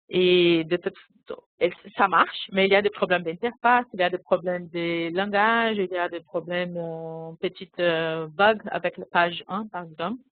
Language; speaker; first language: French; non-native, fluent; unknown